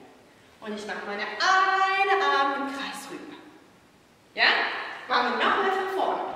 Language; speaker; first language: German; non-native, fluent; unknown